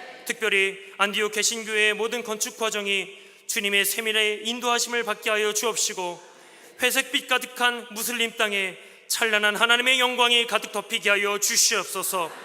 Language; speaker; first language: Korean; native; Korean